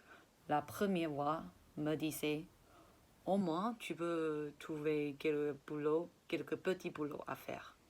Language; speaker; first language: French; non-native, fluent; Chinese